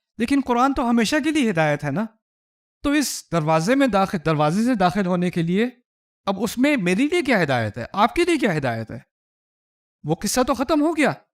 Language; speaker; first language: Urdu; early bilingual, heritage; Urdu